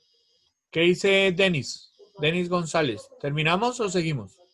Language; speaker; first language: Spanish; native; Spanish